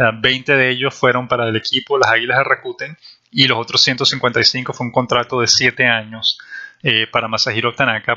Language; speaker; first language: Spanish; native; Spanish